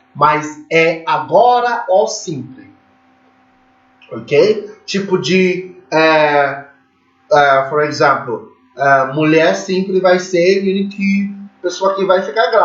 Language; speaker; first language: Portuguese; non-native, fluent; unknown